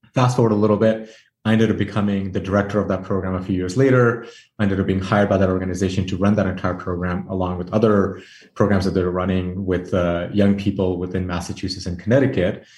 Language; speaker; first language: English; early bilingual, other home language; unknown